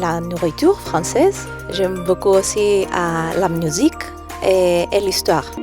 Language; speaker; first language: French; non-native, fluent; Greek